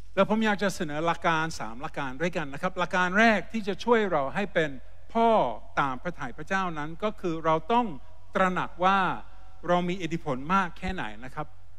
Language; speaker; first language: Thai; non-native, fluent; English